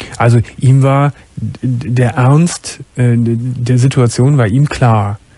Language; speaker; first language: German; native; German